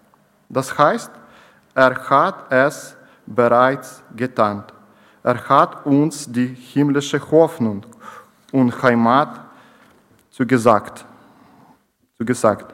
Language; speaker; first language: German; non-native, learner; Ukrainian